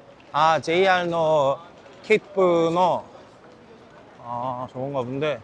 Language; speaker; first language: Korean; native; Korean